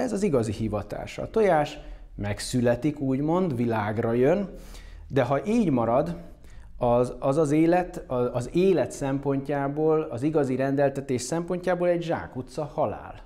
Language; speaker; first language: Hungarian; native; Hungarian